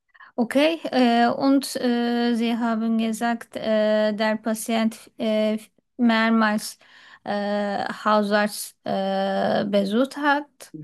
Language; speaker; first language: German; non-native, learner; Turkish